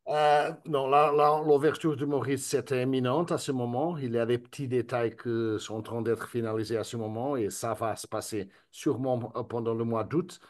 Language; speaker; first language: French; non-native, fluent; Spanish